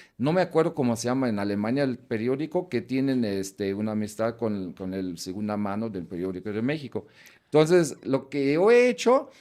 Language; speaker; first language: Spanish; non-native, fluent; German